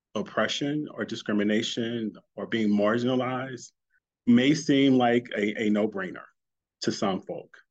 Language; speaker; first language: English; native; English